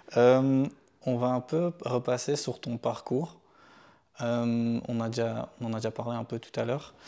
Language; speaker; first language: French; native; French